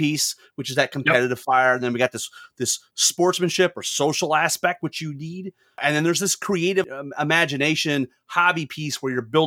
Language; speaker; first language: English; native; English